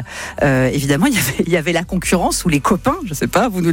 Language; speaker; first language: French; native; French